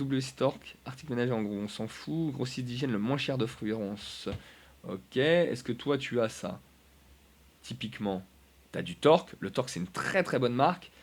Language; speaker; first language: French; native; French